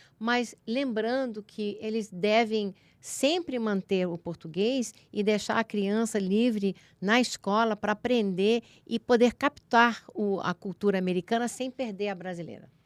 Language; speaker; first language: Portuguese; early bilingual, heritage; Portuguese